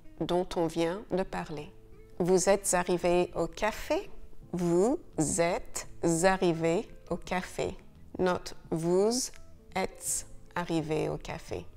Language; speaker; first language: French; native; French